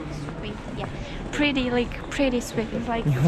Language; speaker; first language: English; non-native, learner; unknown